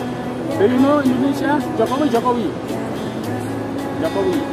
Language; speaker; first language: English; non-native, learner; Indonesian